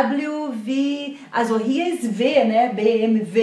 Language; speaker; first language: German; non-native, fluent; Portuguese